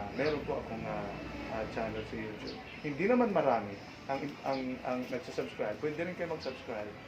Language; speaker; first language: Filipino; non-native, local second language; Cebuano